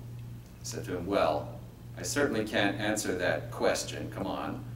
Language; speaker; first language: English; native; English